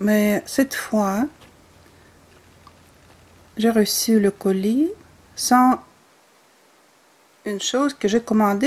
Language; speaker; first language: French; non-native, fluent; Russian